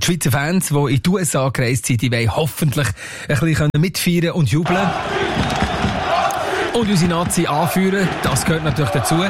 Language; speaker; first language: German; native; German